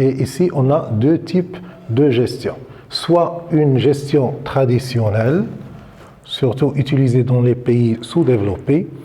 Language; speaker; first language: French; non-native, local second language; Arabic